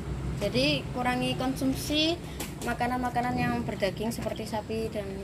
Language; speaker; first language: Indonesian; native; Indonesian